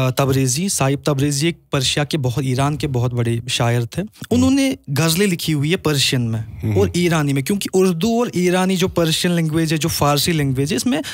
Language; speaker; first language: Hindi; non-native, local second language; Kashmiri